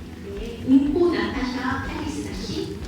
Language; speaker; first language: Korean; native; Korean